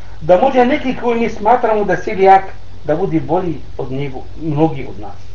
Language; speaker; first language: Bosnian; non-native, learner; Arabic